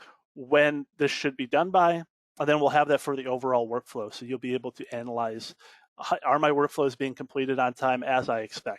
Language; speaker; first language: English; native; English